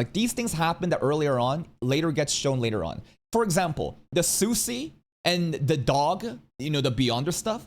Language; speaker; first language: English; native; English